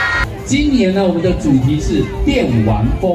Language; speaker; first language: Chinese; native; Chinese